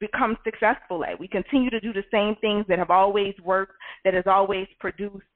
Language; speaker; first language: English; native; English